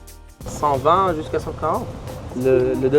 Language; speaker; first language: French; non-native, learner; Arabic